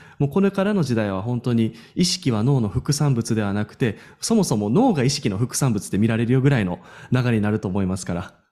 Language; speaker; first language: Japanese; native; Japanese